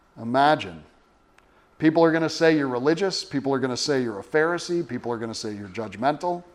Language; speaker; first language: English; native; English